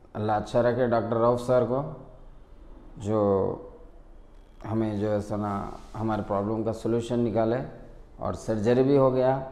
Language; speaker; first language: Hindi; non-native, local second language; Urdu